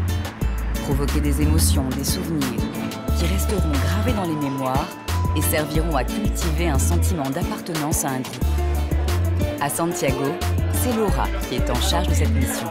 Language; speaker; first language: French; native; French